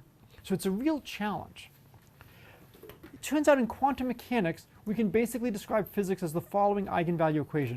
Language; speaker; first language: English; native; English